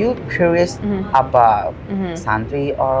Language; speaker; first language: English; non-native, learner; Indonesian